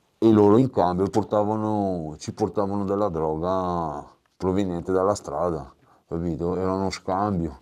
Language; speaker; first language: Italian; native; Italian